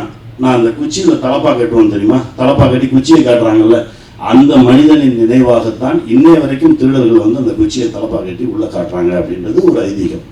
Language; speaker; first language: Tamil; native; Tamil